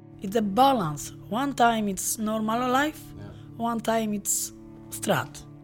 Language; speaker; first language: English; non-native, learner; Polish